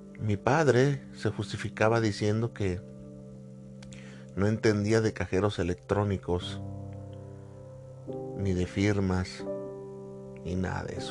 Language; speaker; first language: Spanish; native; Spanish